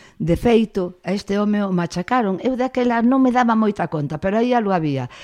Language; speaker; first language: Galician; non-native, local second language; Spanish